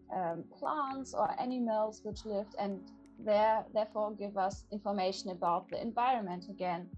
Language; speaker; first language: English; non-native, fluent; German